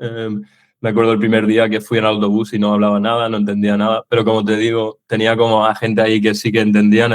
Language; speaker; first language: Spanish; early bilingual, other home language; English